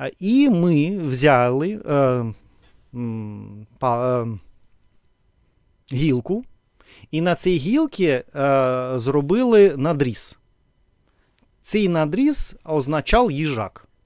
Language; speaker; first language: Ukrainian; non-native, learner; Russian